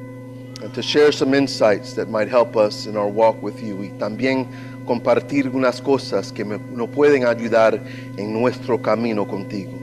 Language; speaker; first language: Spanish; non-native, learner; English